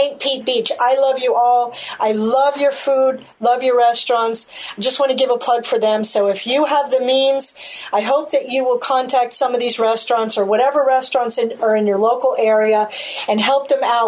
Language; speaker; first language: English; native; English